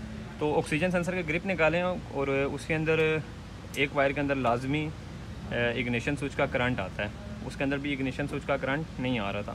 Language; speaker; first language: Urdu; native; Urdu